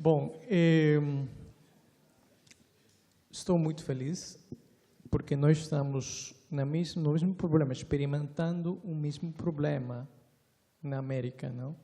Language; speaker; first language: Portuguese; non-native, fluent; Spanish